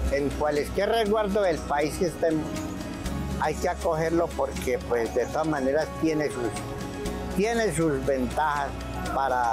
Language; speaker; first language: Spanish; native; Spanish